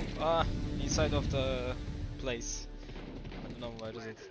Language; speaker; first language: English; non-native, learner; Turkish